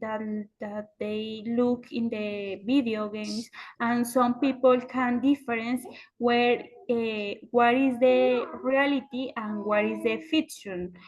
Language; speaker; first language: English; non-native, learner; Spanish